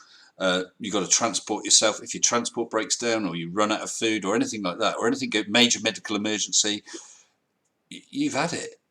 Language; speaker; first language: English; native; English